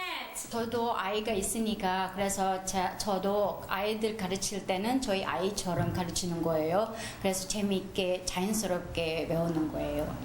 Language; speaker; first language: Korean; non-native, fluent; Filipino